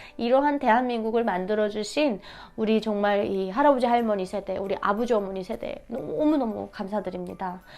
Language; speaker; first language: Korean; native; Korean